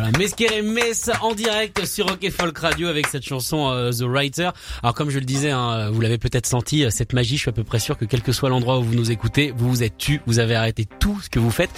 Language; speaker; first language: French; native; French